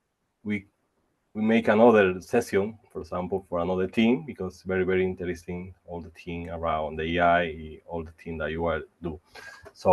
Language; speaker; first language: English; non-native, fluent; Spanish